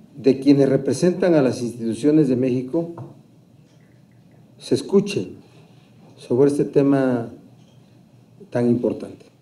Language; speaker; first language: Spanish; native; Spanish